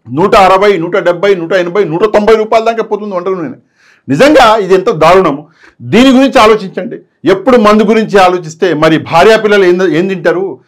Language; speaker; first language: Telugu; native; Telugu